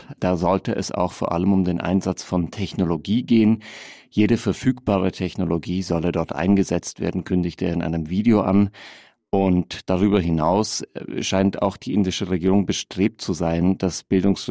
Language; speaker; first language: German; native; German